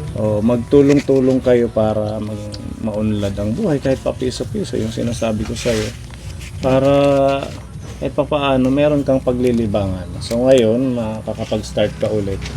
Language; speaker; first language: Filipino; native; Filipino